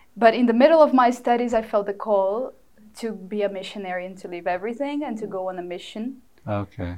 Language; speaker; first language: English; non-native, fluent; Portuguese